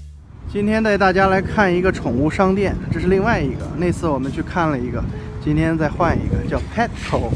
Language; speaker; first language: Chinese; native; Chinese